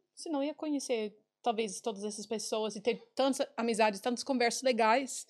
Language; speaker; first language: Portuguese; non-native, fluent; English